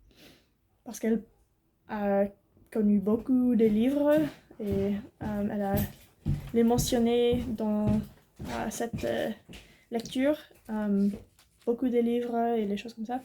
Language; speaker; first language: French; non-native, learner; English